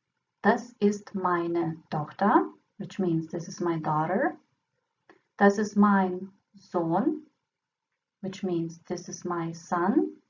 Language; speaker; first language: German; non-native, fluent; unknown